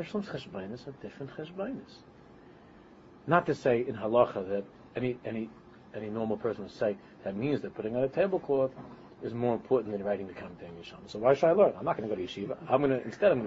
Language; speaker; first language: English; native; English